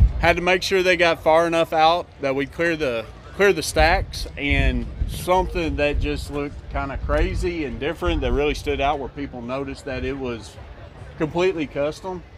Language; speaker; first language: English; native; English